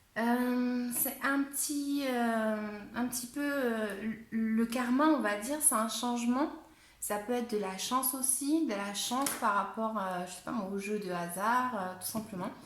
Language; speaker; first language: French; non-native, fluent; Spanish